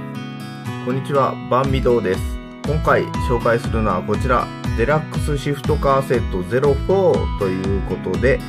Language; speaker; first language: Japanese; native; Japanese